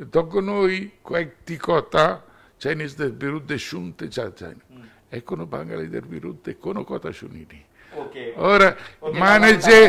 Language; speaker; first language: Bangla; non-native, fluent; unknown